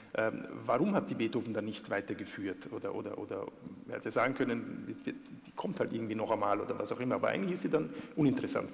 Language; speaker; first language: German; native; German